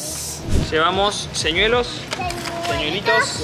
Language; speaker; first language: Spanish; native; Spanish